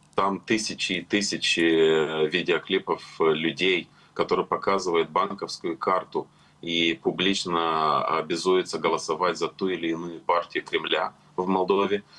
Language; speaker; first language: Russian; non-native, local second language; Romanian